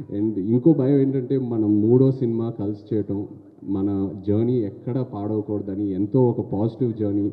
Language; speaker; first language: Telugu; native; Telugu